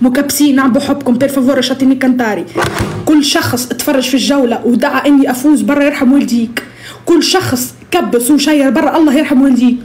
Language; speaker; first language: Arabic; native; Arabic